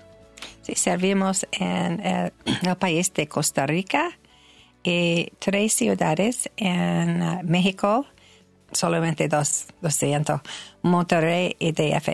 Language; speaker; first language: Spanish; non-native, learner; English